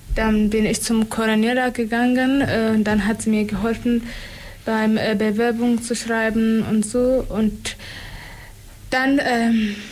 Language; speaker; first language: German; non-native, fluent; Tigrinya